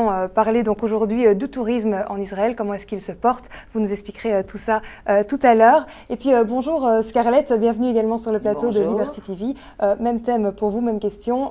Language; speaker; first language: French; native; French